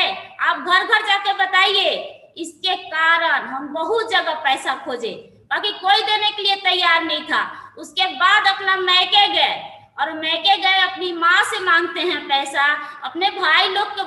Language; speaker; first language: Hindi; non-native, local second language; Bhojpuri